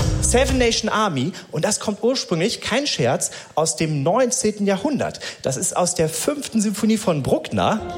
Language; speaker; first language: German; native; German